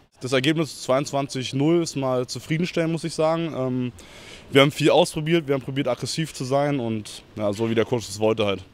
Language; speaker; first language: German; native; German